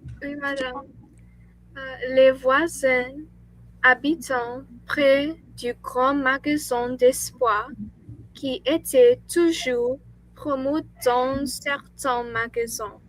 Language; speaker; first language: French; non-native, learner; English